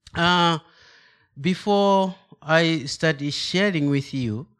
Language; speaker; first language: English; non-native, local second language; Nyanja